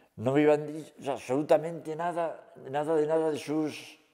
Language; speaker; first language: Spanish; native; Spanish